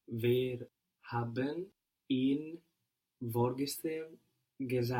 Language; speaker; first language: German; non-native, learner; English